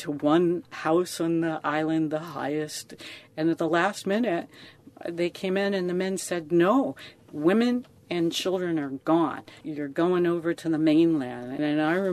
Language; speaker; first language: English; native; English